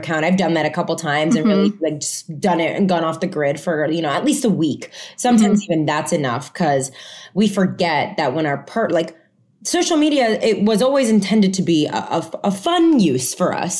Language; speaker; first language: English; non-native, fluent; Spanish